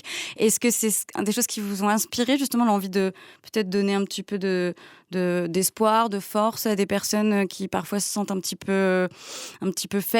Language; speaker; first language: French; native; French